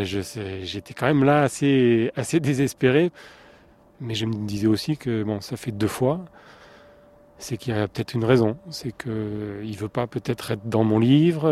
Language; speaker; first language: French; native; French